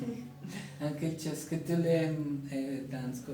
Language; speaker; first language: French; non-native, learner; Spanish